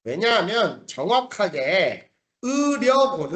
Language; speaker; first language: Korean; native; Korean